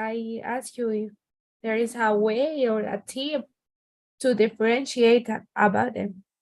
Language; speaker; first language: English; non-native, learner; Spanish